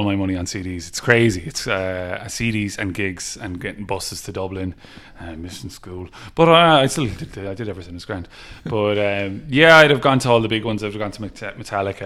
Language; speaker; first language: English; native; English